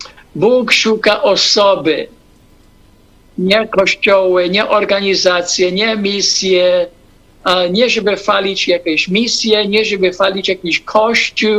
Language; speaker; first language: Polish; non-native, fluent; English